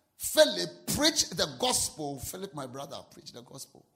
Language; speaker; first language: English; non-native, local second language; Akan